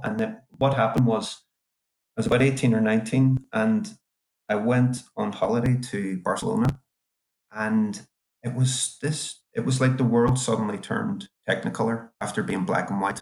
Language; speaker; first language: English; native; English